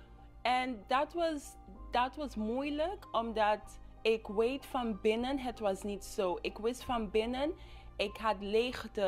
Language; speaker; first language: Dutch; non-native, local second language; English